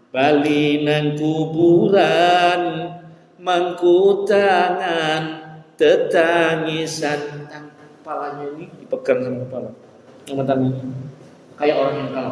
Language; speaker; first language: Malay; non-native, local second language; Javanese